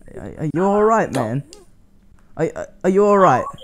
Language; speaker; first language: English; native; English